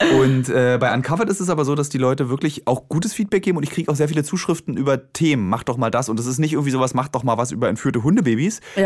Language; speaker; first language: German; native; German